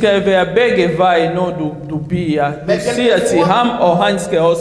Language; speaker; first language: Swedish; non-native, learner; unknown